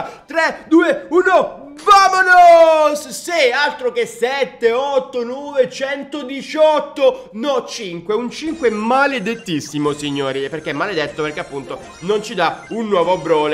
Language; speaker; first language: Italian; native; Italian